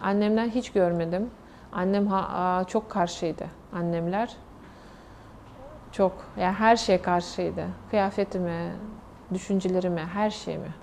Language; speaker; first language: Turkish; non-native, fluent; Russian